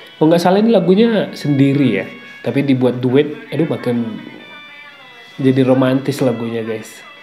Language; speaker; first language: Indonesian; native; Indonesian